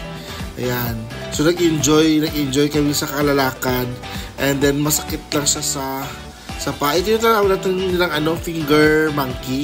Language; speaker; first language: Filipino; non-native, local second language; Hiligaynon